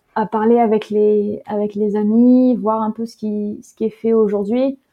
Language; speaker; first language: French; early bilingual, heritage; Dutch